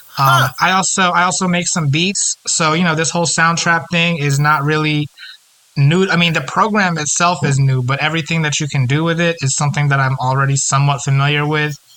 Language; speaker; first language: English; early bilingual, other home language; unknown